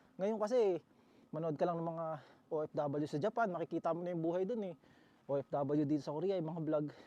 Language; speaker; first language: Filipino; native; Filipino